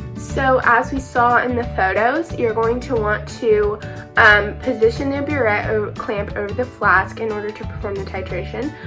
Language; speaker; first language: English; native; English